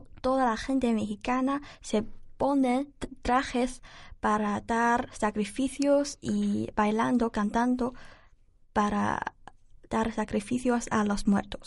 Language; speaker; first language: Spanish; non-native, learner; Chinese